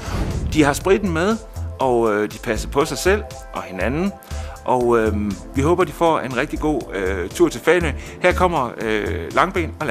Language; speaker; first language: Danish; native; Danish